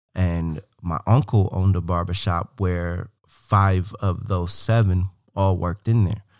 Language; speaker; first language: English; native; English